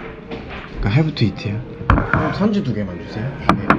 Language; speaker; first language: Korean; native; Korean